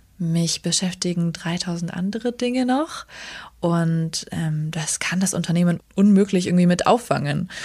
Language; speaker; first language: German; early bilingual, other home language; Kurdish